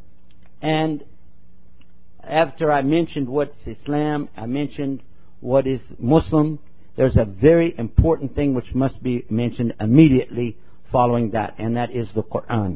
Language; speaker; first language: English; native; English